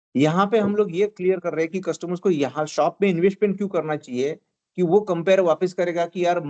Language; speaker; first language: Hindi; non-native, local second language; Marathi